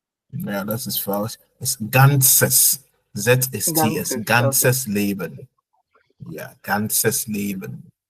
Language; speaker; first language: German; non-native, fluent; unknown